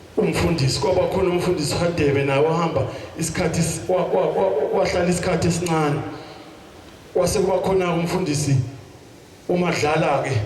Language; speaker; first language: Zulu; native; Zulu